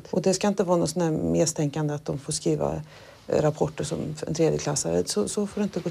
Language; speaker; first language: Swedish; native; Swedish